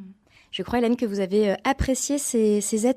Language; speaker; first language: French; native; French